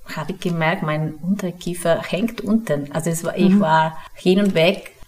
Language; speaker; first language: German; non-native, fluent; Spanish